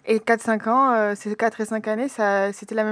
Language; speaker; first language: French; native; French